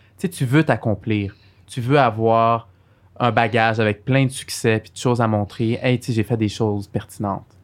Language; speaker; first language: French; early bilingual, other home language; Arabic